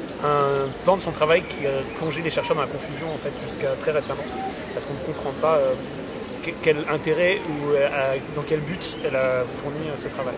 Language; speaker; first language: French; native; French